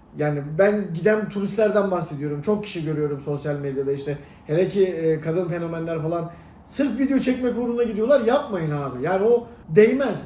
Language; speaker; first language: Turkish; native; Turkish